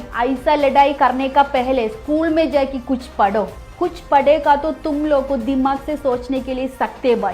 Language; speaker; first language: Hindi; non-native, local second language; Malayalam